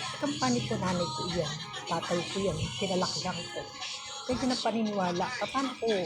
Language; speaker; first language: Filipino; native; Filipino